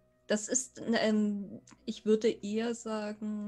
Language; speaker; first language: German; native; German